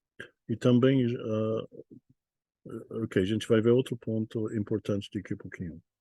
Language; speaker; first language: Portuguese; non-native, fluent; English